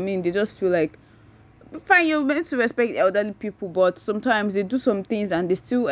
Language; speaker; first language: English; non-native, local second language; Yoruba